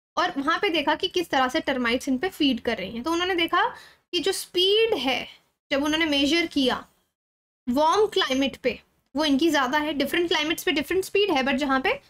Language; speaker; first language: Hindi; native; Hindi